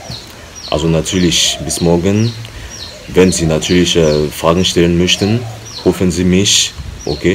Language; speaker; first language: German; non-native, learner; French